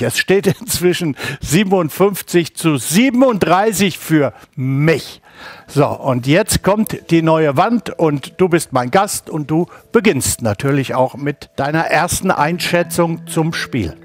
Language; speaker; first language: German; native; German